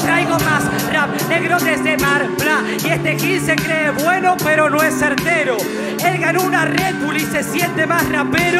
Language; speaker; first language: Spanish; native; Spanish